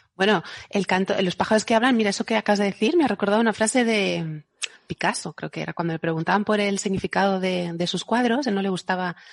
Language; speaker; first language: Spanish; native; Spanish